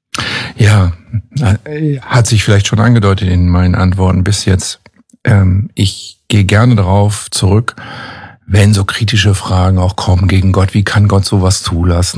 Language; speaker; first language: German; native; German